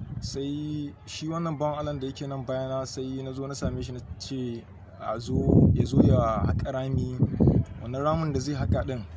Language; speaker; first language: Hausa; native; Hausa